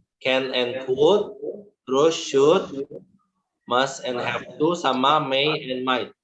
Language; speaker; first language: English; non-native, learner; Indonesian